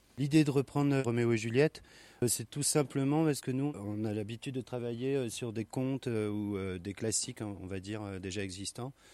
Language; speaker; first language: French; native; French